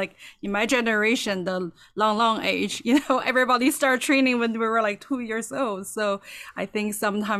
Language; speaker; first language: English; non-native, fluent; Chinese